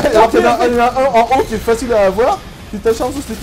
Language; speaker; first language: French; native; French